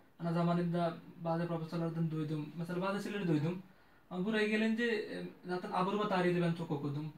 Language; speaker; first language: Turkish; non-native, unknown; Bangla